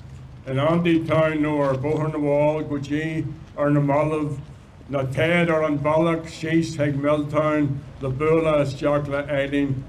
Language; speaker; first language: Irish; non-native, local second language; English